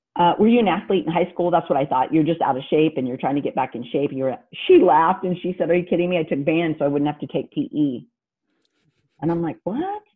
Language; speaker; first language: English; native; English